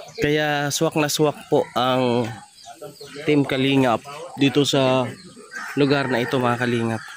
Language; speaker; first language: Filipino; non-native, local second language; Cebuano